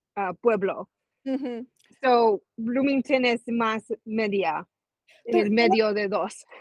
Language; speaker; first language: Spanish; early bilingual, heritage; Spanish